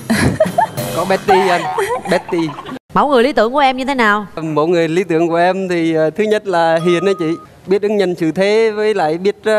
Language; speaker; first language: Vietnamese; native; Vietnamese